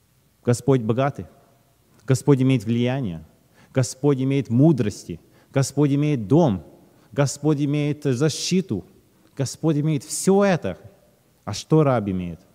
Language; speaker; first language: Russian; early bilingual, heritage; Russian